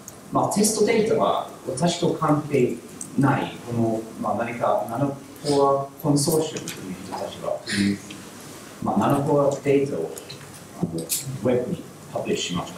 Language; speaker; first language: Japanese; non-native, learner; English